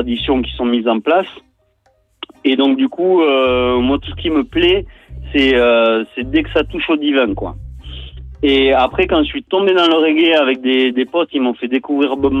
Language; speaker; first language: French; non-native, local second language; English